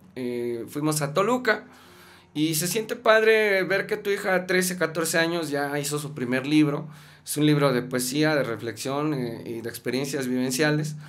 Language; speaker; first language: Spanish; native; Spanish